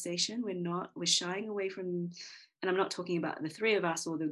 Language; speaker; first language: English; native; English